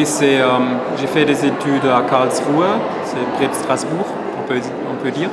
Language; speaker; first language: French; non-native, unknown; German